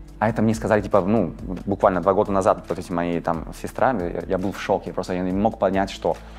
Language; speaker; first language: Russian; non-native, fluent; Italian